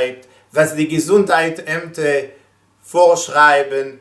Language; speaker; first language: German; non-native, fluent; Hebrew